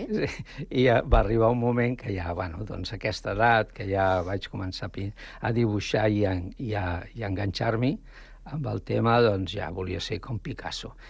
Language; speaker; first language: Catalan; non-native, local second language; Spanish